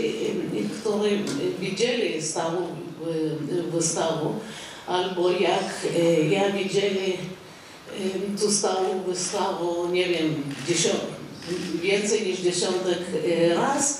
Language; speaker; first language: Polish; non-native, fluent; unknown